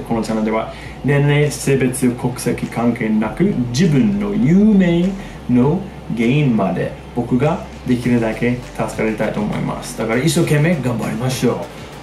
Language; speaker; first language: Japanese; non-native, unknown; English